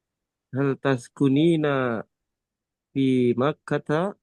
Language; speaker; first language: Arabic; non-native, learner; Indonesian